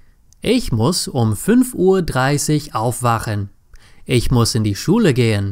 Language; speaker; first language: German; non-native, fluent; English